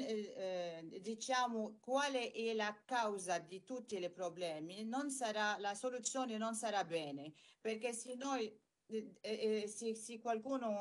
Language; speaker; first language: Italian; non-native, learner; Arabic